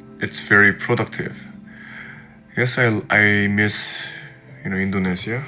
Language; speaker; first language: English; non-native, fluent; Korean